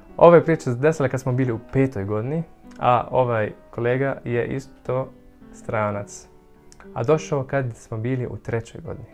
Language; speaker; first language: Bosnian; non-native, fluent; Arabic